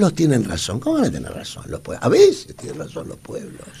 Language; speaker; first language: Spanish; native; Spanish